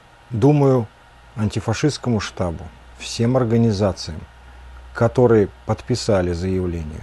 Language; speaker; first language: Russian; native; Russian